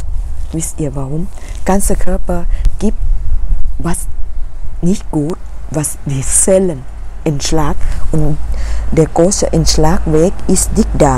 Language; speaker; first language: German; non-native, learner; Thai